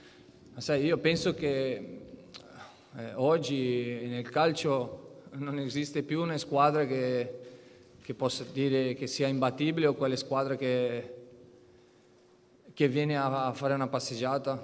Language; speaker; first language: Italian; non-native, fluent; Portuguese